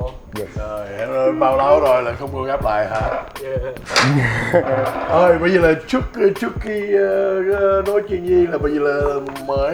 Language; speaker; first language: Vietnamese; early bilingual, heritage; Vietnamese